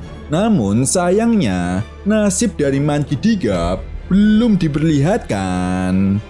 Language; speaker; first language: Indonesian; native; Indonesian